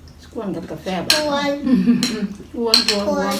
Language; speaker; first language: Swedish; non-native, learner; Thai